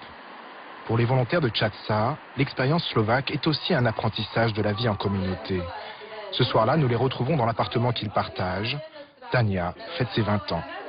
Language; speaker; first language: French; native; French